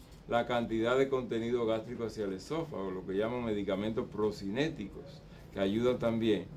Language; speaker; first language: Spanish; native; Spanish